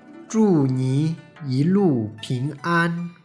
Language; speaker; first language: Chinese; non-native, fluent; Tibetan